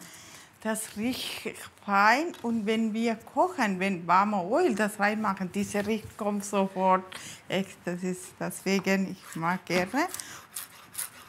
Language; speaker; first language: German; non-native, learner; Tamil